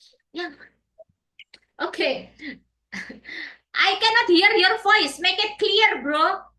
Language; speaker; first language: English; non-native, fluent; Indonesian